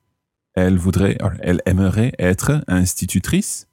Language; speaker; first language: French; non-native, fluent; English